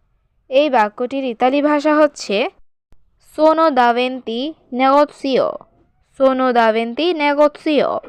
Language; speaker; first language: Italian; non-native, learner; Bangla